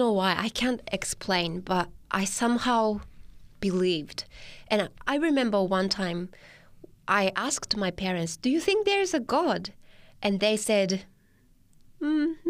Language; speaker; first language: English; non-native, fluent; Japanese